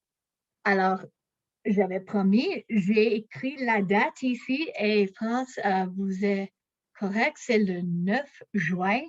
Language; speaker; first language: French; non-native, local second language; English